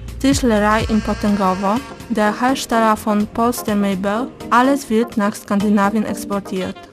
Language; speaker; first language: German; non-native, fluent; Polish